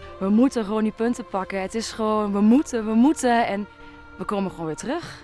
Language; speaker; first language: Dutch; native; Dutch